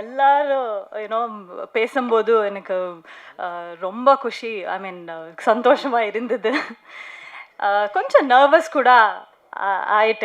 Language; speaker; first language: Tamil; non-native, learner; Kannada